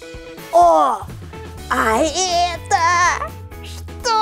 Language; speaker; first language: Russian; native; Russian